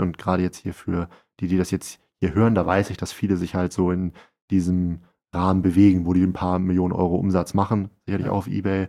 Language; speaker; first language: German; native; German